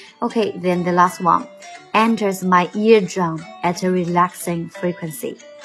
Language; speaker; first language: English; non-native, fluent; Chinese